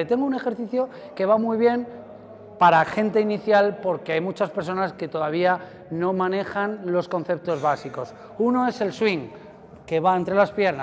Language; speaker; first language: Spanish; native; Spanish